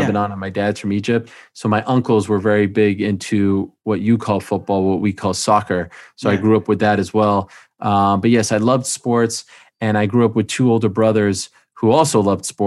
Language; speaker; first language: English; native; English